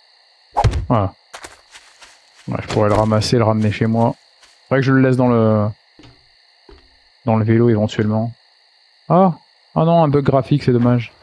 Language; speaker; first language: French; native; French